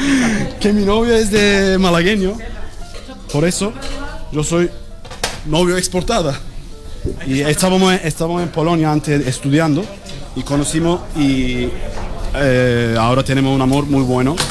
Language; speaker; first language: Spanish; non-native, learner; Turkish